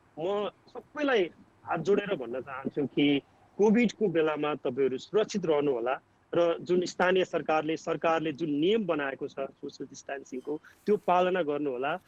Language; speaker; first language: Nepali; native; Nepali